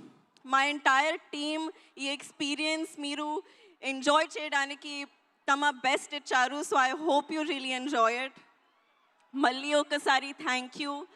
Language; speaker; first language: Telugu; non-native, local second language; Hindi